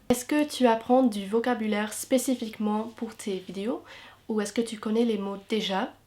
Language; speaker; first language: French; non-native, fluent; English